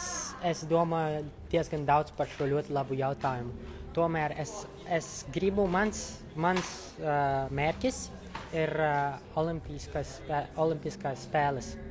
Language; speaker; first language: Latvian; non-native, local second language; Russian